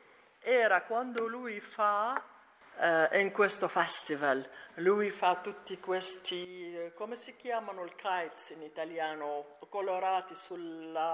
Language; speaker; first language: Italian; non-native, learner; Arabic